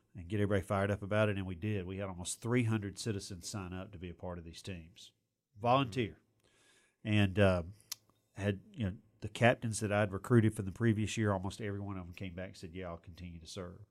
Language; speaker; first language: English; native; English